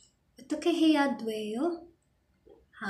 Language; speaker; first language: Korean; non-native, fluent; Filipino